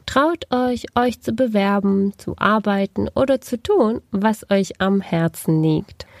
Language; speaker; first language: German; early bilingual, other home language; Turkish